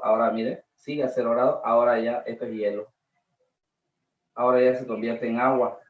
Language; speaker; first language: Spanish; native; Spanish